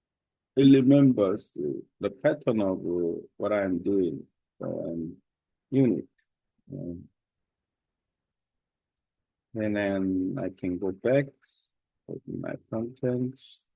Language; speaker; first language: English; non-native, learner; Korean